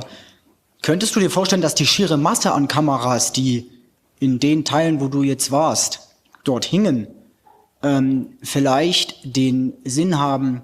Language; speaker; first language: German; native; German